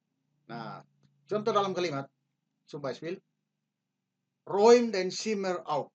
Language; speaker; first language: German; non-native, learner; Indonesian